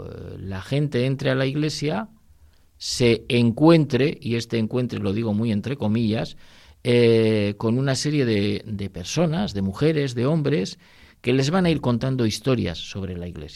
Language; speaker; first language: Spanish; native; Spanish